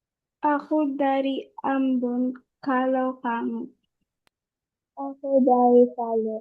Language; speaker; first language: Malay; non-native, learner; Filipino